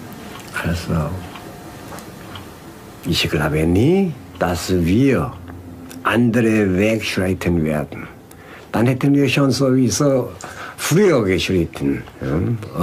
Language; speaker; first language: German; non-native, fluent; Korean